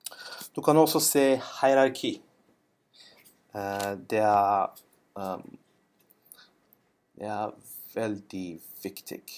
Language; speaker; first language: Norwegian; non-native, learner; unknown